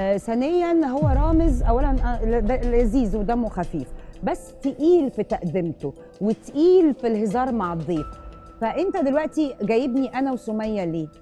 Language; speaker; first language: Arabic; native; Arabic